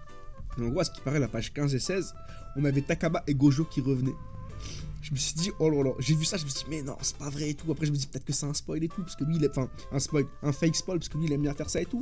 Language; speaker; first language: French; native; French